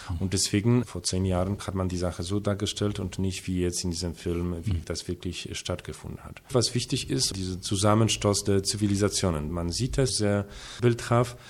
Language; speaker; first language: German; non-native, fluent; Polish